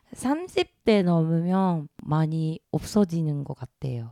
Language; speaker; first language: Korean; non-native, fluent; Japanese